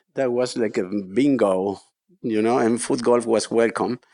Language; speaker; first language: English; non-native, fluent; Spanish